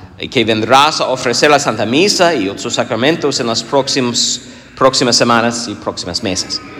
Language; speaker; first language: Spanish; non-native, fluent; English